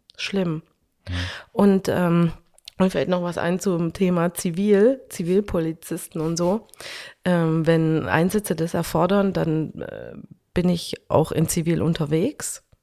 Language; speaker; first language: German; early bilingual, other home language; Hungarian